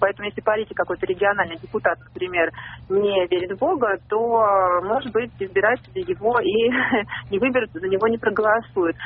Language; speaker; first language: Russian; non-native, fluent; German